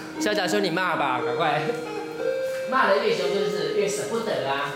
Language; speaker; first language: Chinese; native; Chinese